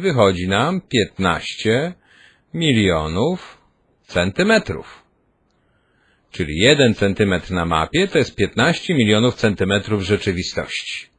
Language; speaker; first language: Polish; native; Polish